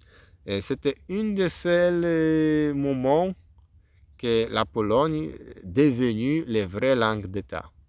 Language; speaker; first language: French; non-native, learner; Polish